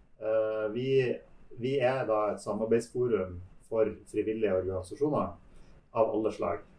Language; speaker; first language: Norwegian; native; Norwegian